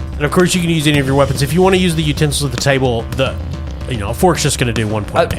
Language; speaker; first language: English; native; English